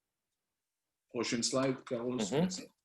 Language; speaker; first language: French; non-native, learner; Spanish